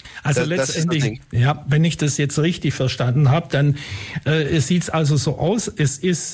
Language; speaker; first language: German; native; German